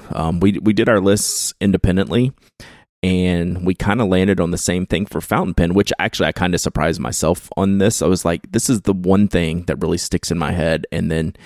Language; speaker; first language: English; native; English